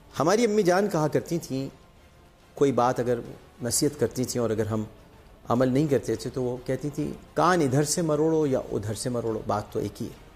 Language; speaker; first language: Urdu; native; Urdu